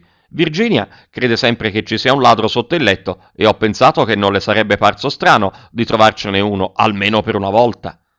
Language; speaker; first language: Italian; native; Italian